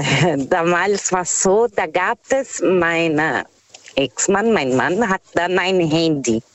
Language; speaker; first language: German; non-native, fluent; Portuguese